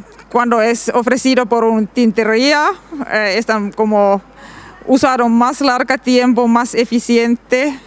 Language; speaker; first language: Spanish; non-native, learner; Finnish